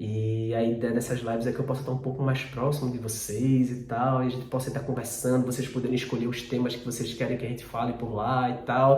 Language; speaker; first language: Portuguese; native; Portuguese